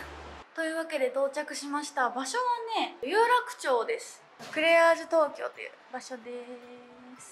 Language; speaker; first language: Japanese; native; Japanese